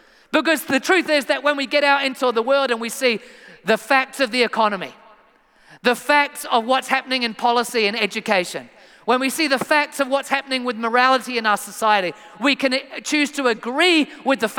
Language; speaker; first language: English; native; English